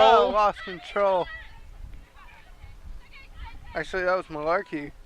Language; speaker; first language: English; native; English